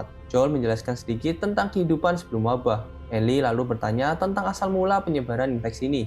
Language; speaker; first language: Indonesian; native; Indonesian